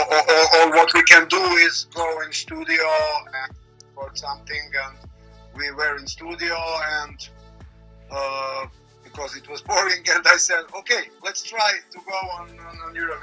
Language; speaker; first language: English; non-native, learner; Croatian